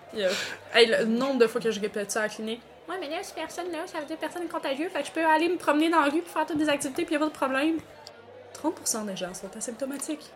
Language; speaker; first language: French; native; French